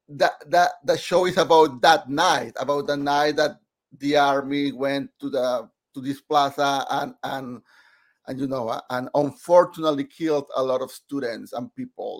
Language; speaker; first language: English; non-native, fluent; Spanish